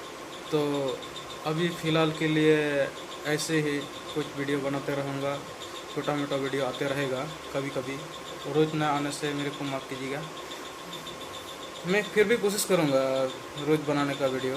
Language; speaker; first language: Hindi; non-native, local second language; Santali